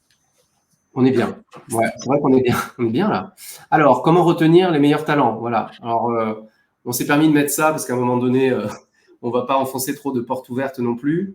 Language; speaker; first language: French; native; French